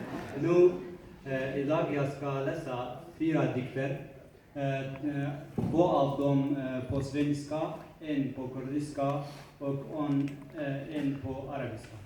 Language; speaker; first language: Swedish; non-native, learner; Kurdish